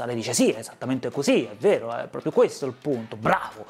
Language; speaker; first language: Italian; native; Italian